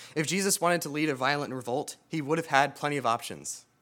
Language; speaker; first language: English; native; English